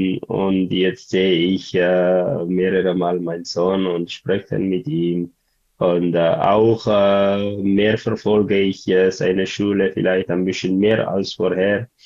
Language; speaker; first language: German; non-native, learner; Tigrinya